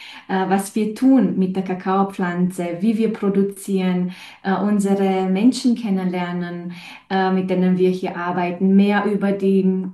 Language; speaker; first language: German; non-native, fluent; Romanian